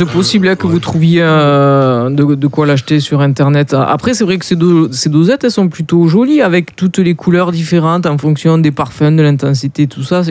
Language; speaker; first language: French; native; French